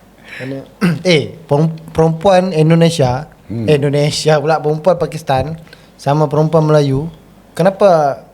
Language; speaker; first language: Malay; native; Malay